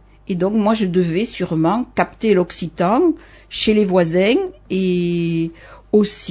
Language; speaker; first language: French; native; French